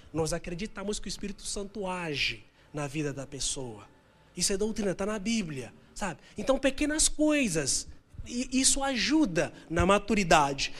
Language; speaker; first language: Portuguese; native; Portuguese